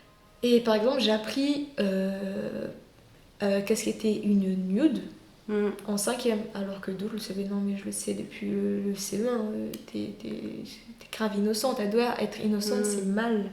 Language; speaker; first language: French; native; French